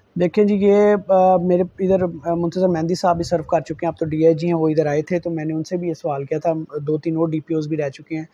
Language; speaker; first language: Urdu; non-native, local second language; Saraiki